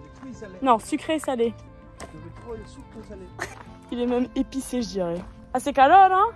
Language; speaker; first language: French; native; French